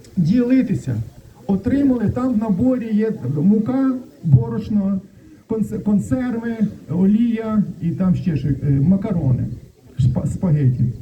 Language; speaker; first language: Ukrainian; non-native, local second language; Russian